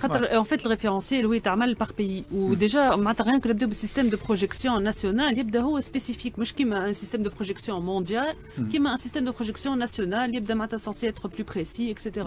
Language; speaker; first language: Arabic; native; Arabic